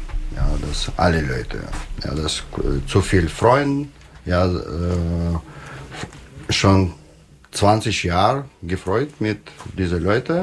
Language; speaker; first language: German; non-native, learner; Russian